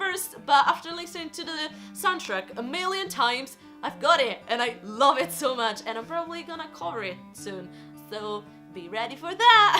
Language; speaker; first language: English; non-native, fluent; Italian